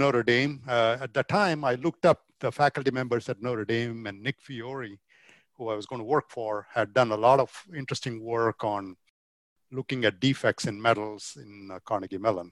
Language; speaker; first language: English; non-native, local second language; Tamil